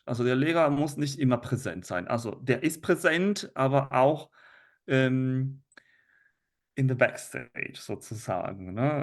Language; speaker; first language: German; non-native, fluent; Italian